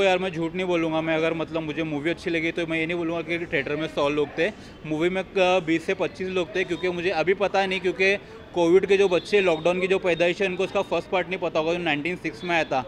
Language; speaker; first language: Hindi; native; Hindi